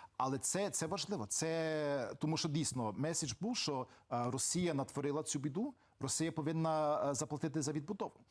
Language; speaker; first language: Ukrainian; early bilingual, heritage; Ukrainian